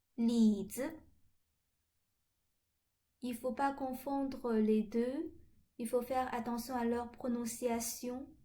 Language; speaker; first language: French; non-native, fluent; Chinese